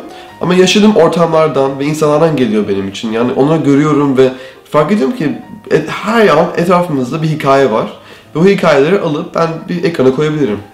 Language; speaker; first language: Turkish; early bilingual, heritage; Turkish